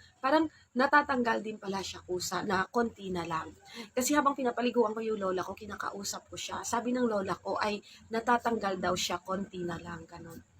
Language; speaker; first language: Filipino; non-native, local second language; Hiligaynon